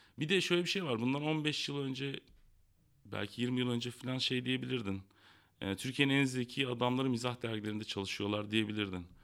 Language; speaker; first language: Turkish; native; Turkish